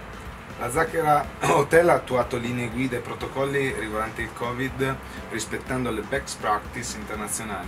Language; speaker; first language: Italian; native; Italian